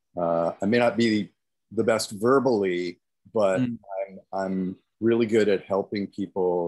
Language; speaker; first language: English; native; English